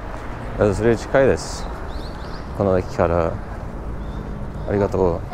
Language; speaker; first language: Japanese; non-native, learner; English